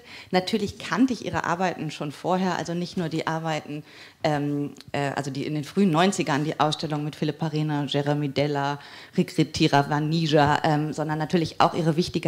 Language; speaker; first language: German; native; German